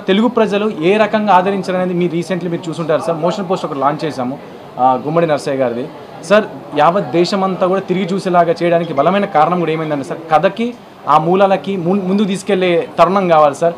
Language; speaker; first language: Telugu; native; Telugu